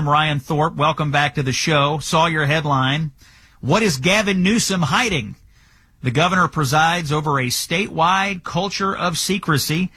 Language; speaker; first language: English; native; English